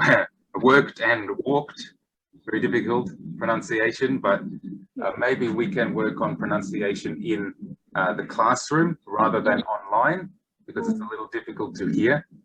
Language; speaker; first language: English; non-native, fluent; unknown